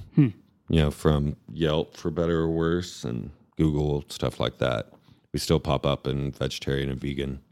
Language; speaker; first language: English; native; English